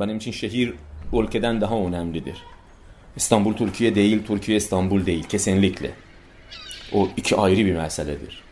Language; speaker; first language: Turkish; non-native, fluent; Persian